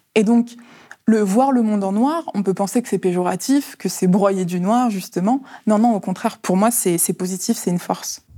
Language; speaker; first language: French; early bilingual, other home language; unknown